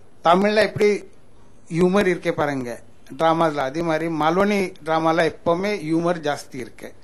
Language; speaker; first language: Tamil; non-native, local second language; Marathi